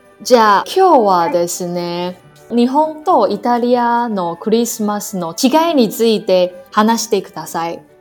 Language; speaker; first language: Japanese; non-native, learner; Chinese